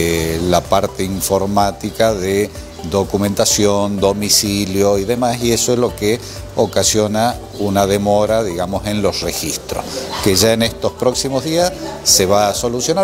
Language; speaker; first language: Spanish; native; Spanish